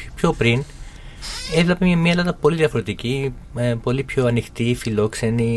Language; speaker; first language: Greek; early bilingual, other home language; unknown